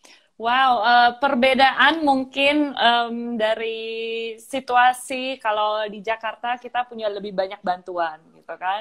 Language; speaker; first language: Indonesian; early bilingual, heritage; Indonesian